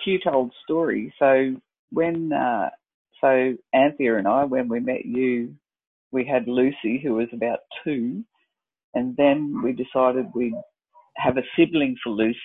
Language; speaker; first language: English; native; English